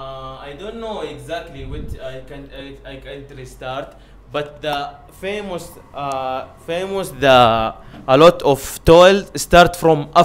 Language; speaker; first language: English; non-native, learner; Arabic